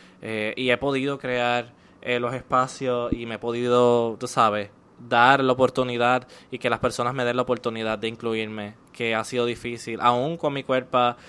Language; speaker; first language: Spanish; native; Spanish